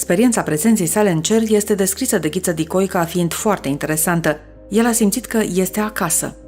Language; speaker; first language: Romanian; native; Romanian